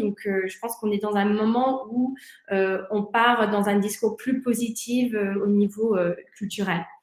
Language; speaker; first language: French; early bilingual, heritage; English